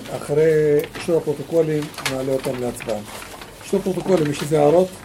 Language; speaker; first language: Hebrew; non-native, local second language; Arabic